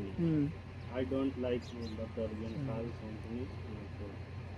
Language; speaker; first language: English; non-native, learner; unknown